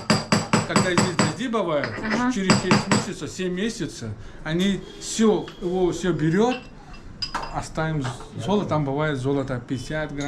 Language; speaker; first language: Russian; non-native, learner; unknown